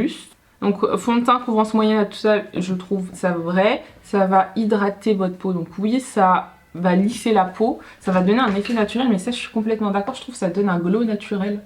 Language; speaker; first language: French; native; French